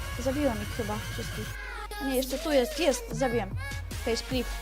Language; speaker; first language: Polish; native; Polish